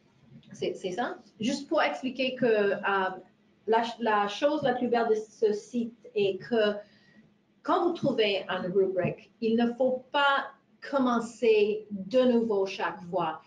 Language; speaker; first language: French; non-native, fluent; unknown